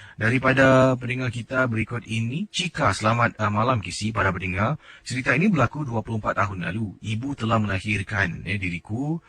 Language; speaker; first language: Malay; native; Malay